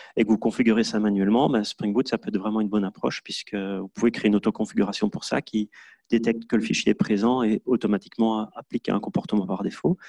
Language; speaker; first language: French; native; French